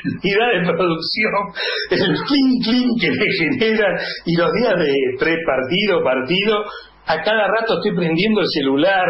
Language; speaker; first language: Spanish; native; Spanish